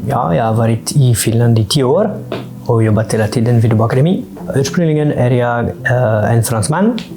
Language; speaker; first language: Swedish; non-native, fluent; French